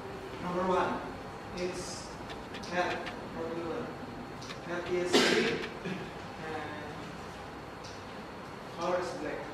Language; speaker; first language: English; non-native, learner; Indonesian